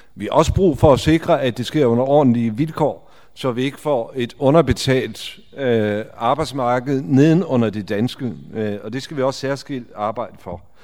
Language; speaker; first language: Danish; native; Danish